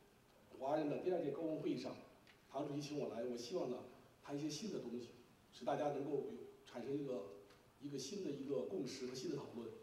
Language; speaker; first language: Chinese; native; Chinese